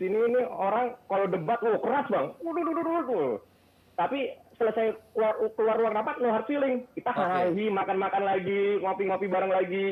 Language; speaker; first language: Indonesian; native; Indonesian